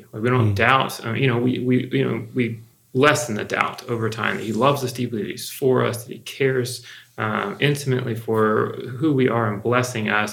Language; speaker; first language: English; native; English